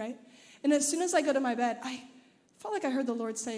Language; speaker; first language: English; native; English